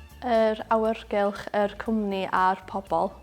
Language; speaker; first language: Welsh; non-native, local second language; English